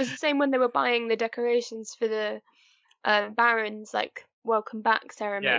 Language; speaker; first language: English; native; English